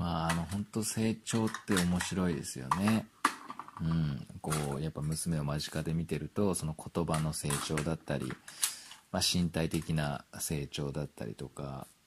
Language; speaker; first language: Japanese; native; Japanese